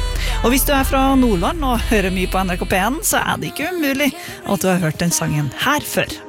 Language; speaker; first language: Norwegian; native; Norwegian